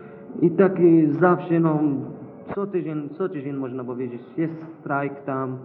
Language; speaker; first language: Polish; non-native, learner; Arabic